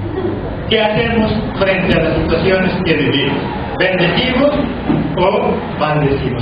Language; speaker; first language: Spanish; native; Spanish